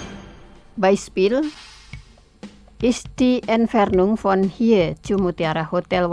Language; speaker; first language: German; non-native, fluent; Indonesian